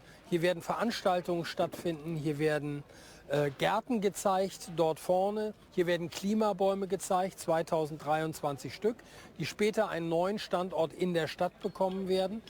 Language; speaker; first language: German; native; German